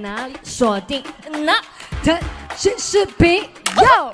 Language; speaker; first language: Chinese; native; Chinese